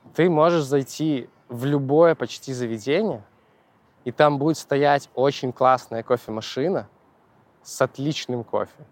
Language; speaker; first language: Russian; native; Russian